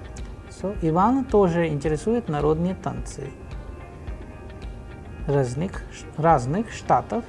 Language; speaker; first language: Russian; non-native, fluent; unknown